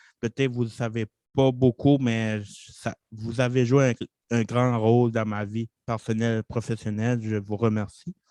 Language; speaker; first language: French; native; French